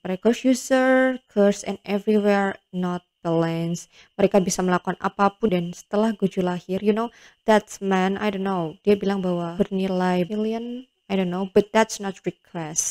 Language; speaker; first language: English; non-native, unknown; Indonesian